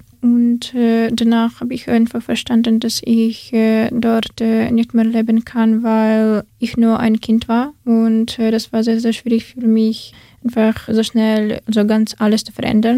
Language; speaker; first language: German; non-native, learner; Ukrainian